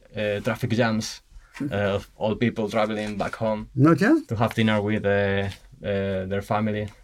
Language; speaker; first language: English; non-native, fluent; Spanish